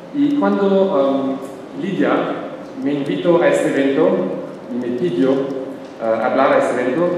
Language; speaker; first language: Spanish; non-native, learner; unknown